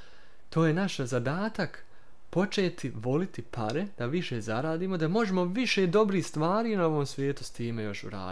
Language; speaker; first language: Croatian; early bilingual, heritage; Croatian